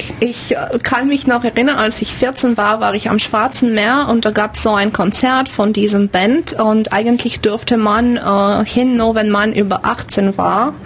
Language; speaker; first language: German; non-native, fluent; Romanian